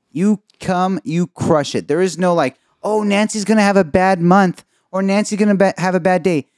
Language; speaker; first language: English; native; English